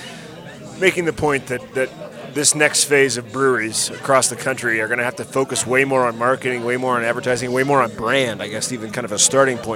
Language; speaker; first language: English; native; English